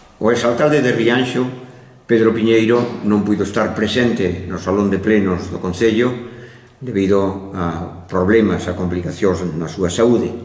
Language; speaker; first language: Galician; native; Galician